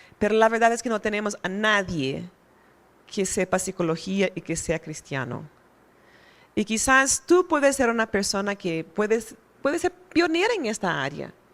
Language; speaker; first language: Spanish; non-native, fluent; Portuguese